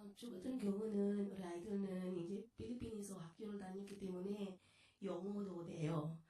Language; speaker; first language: Korean; non-native, learner; Filipino